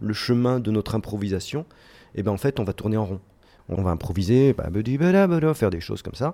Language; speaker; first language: French; native; French